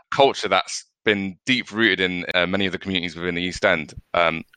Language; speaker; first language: English; native; English